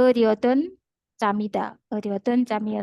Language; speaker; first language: Korean; non-native, fluent; Indonesian